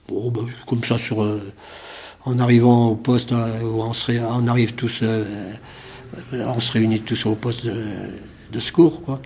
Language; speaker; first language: French; native; French